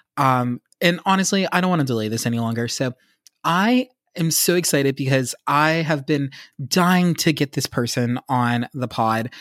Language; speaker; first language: English; native; English